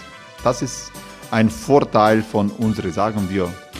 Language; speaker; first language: German; non-native, learner; Croatian